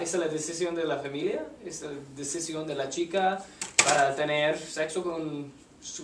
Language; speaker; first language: Spanish; non-native, learner; English